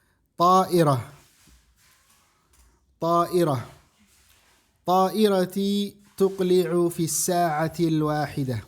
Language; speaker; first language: Arabic; non-native, fluent; Indonesian